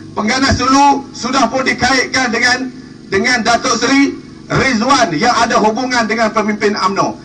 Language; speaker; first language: Malay; native; Malay